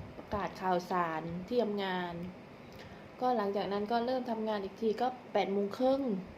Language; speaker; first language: Thai; native; Thai